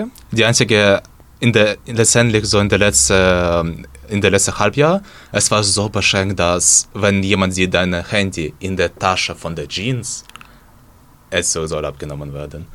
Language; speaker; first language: German; non-native, learner; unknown